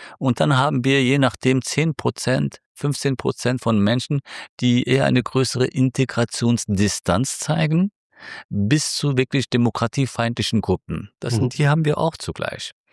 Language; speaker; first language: German; early bilingual, other home language; Turkish